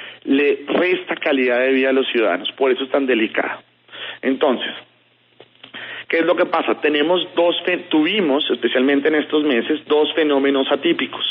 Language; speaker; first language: Spanish; native; Spanish